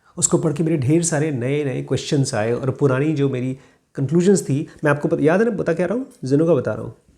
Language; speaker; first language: Hindi; native; Hindi